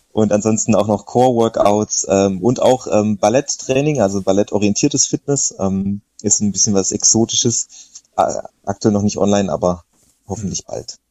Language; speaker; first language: German; native; German